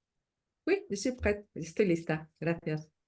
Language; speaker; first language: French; non-native, learner; Spanish